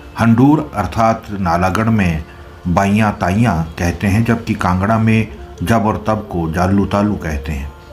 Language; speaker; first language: Hindi; native; Hindi